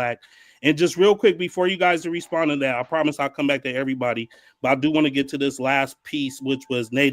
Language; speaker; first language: English; native; English